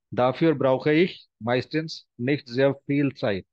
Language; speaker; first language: German; non-native, fluent; Hindi